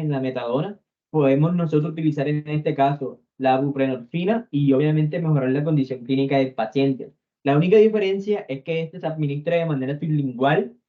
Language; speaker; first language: Spanish; native; Spanish